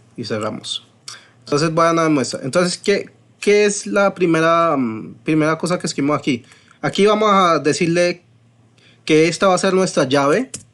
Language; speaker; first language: Spanish; early bilingual, heritage; Spanish